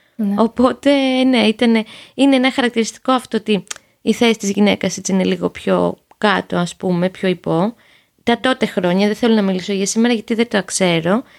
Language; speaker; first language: Greek; native; Greek